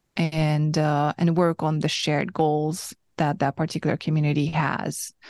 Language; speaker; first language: English; non-native, fluent; Hungarian